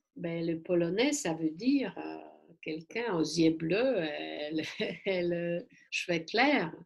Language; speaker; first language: French; non-native, fluent; Polish